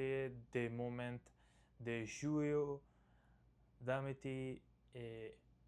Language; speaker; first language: French; non-native, learner; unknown